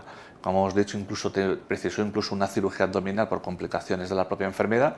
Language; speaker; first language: Spanish; native; Spanish